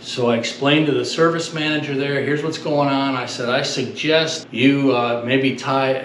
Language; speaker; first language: English; native; English